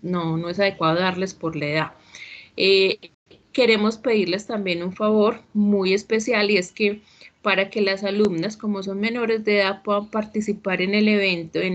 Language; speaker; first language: Spanish; native; Spanish